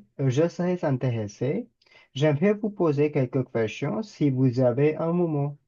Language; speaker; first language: French; non-native, fluent; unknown